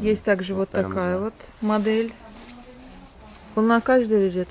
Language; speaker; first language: Russian; native; Russian